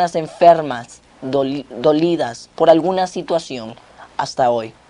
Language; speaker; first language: Spanish; native; Spanish